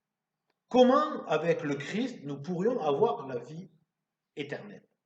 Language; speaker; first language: French; native; French